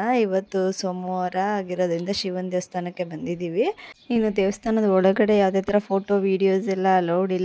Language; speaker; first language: Kannada; native; Kannada